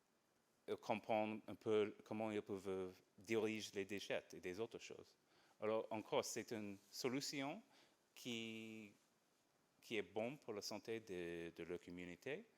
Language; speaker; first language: French; non-native, fluent; English